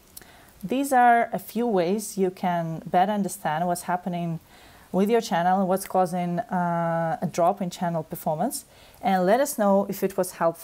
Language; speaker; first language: English; non-native, fluent; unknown